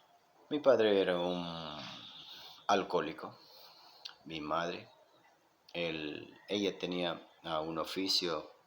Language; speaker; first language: Spanish; non-native, local second language; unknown